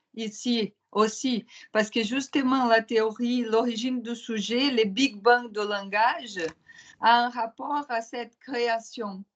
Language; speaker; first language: French; non-native, fluent; Portuguese